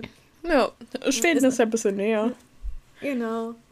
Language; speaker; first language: German; native; German